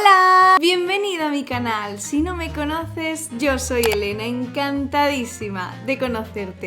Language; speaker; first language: Spanish; native; Spanish